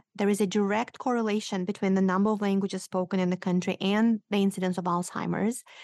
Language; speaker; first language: English; non-native, fluent; Romanian